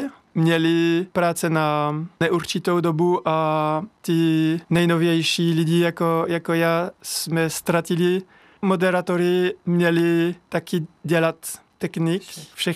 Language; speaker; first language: Czech; non-native, fluent; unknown